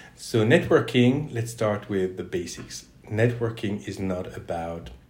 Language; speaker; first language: English; non-native, fluent; French